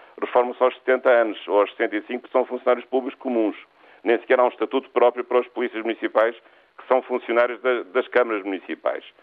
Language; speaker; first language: Portuguese; native; Portuguese